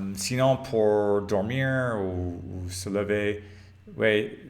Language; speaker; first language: French; non-native, fluent; English